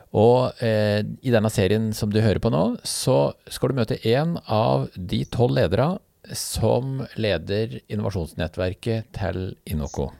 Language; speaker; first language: Norwegian; native; Norwegian